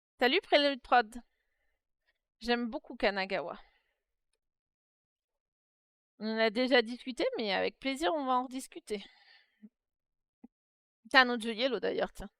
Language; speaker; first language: French; native; French